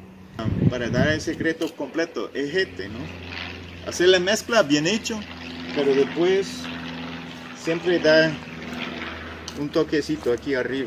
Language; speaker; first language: Spanish; non-native, fluent; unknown